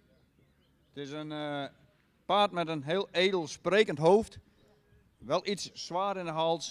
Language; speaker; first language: Dutch; native; Dutch